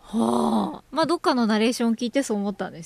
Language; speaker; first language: Japanese; native; Japanese